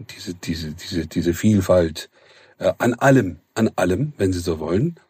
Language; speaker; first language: German; non-native, fluent; Turkish